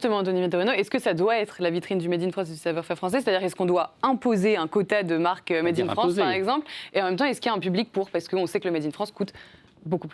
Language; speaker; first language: French; native; French